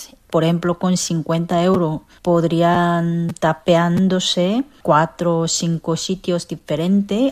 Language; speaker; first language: Spanish; non-native, fluent; Korean